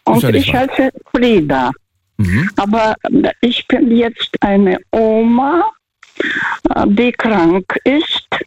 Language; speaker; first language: German; non-native, fluent; Russian